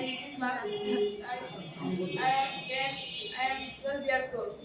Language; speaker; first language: English; non-native, learner; Bangla